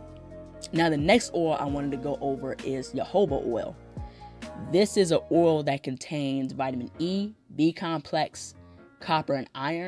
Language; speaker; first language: English; native; English